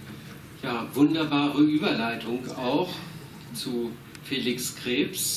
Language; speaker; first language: German; native; German